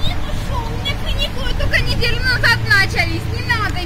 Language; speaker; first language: Russian; native; Russian